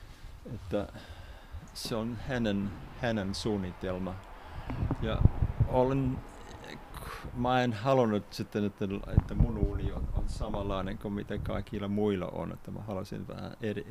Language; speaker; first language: Finnish; non-native, fluent; English